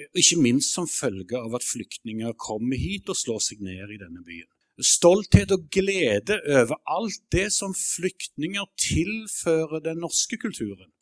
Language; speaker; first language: Norwegian; native; Norwegian